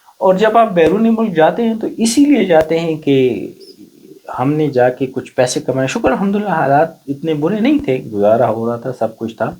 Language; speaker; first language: Urdu; non-native, local second language; Pashto